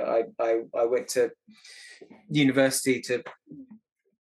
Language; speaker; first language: English; native; English